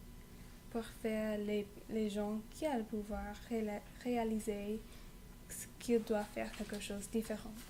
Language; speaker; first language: French; non-native, learner; English